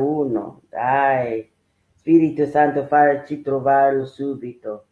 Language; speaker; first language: Italian; non-native, fluent; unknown